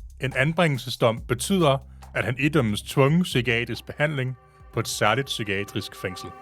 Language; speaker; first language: Danish; native; Danish